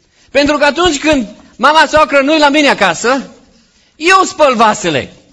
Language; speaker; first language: Romanian; native; Romanian